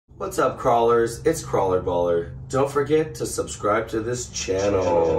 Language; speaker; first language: English; native; English